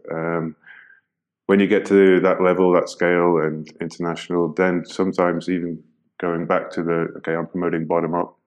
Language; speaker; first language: English; native; English